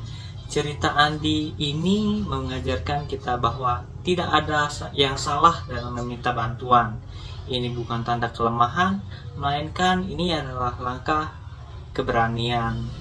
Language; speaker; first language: Indonesian; native; Indonesian